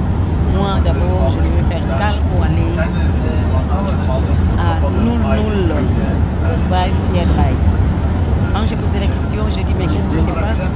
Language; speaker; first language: French; non-native, local second language; Lingala